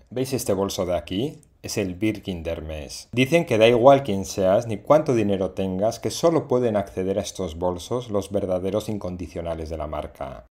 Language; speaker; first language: Spanish; native; Spanish